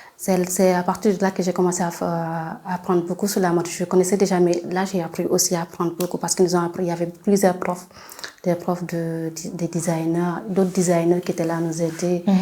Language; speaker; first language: French; non-native, local second language; Fula